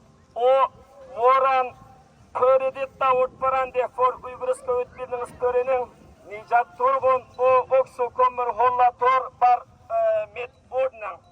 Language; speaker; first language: Swedish; non-native, learner; Uyghur